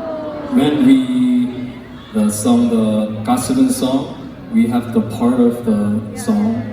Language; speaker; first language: English; non-native, learner; Korean